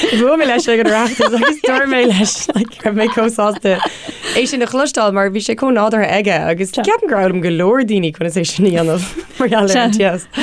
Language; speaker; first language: Irish; non-native, local second language; English